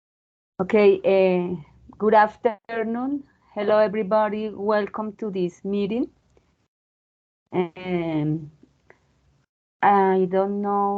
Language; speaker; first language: English; non-native, fluent; Spanish